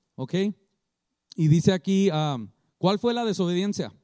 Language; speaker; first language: Spanish; early bilingual, heritage; Spanish